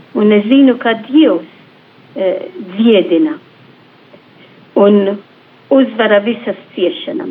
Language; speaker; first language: Latvian; non-native, fluent; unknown